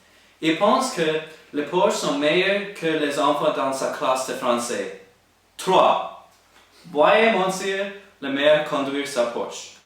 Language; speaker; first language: French; non-native, learner; English